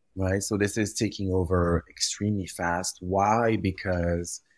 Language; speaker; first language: English; early bilingual, other home language; French